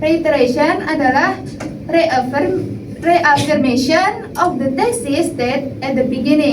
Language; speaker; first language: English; non-native, learner; Indonesian